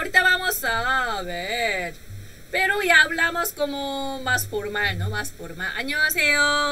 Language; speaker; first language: Spanish; non-native, learner; Korean